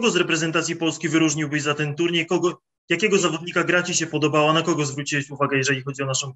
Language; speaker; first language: Polish; native; Polish